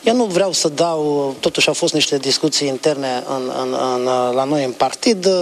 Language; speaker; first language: Romanian; non-native, local second language; Hungarian